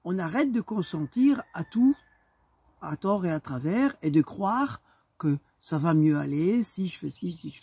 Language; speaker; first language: French; native; French